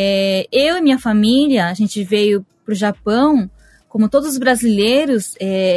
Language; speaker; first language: Portuguese; early bilingual, heritage; Portuguese